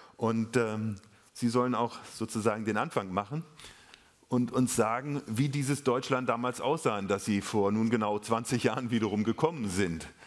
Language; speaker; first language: German; native; German